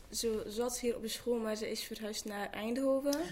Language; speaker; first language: Dutch; early bilingual, other home language; Arabic